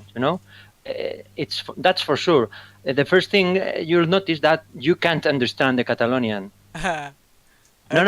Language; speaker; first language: English; non-native, fluent; Spanish